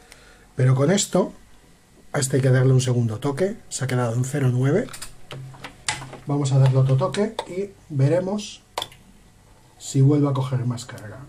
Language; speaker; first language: Spanish; native; Spanish